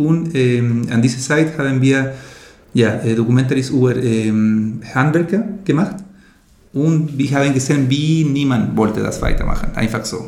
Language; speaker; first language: German; non-native, learner; Spanish